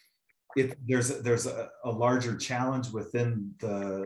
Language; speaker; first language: English; native; English